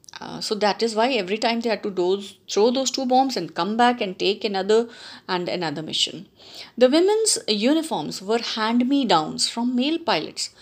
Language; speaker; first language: English; non-native, local second language; Punjabi